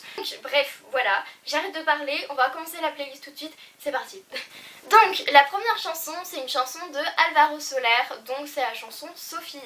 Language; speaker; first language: French; native; French